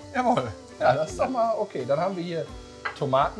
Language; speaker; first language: German; native; German